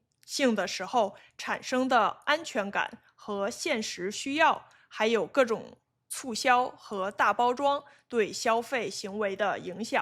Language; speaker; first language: Chinese; native; Chinese